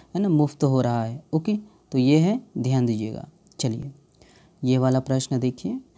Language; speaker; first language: Hindi; native; Hindi